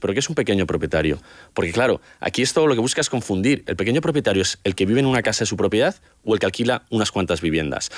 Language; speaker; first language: Spanish; native; Spanish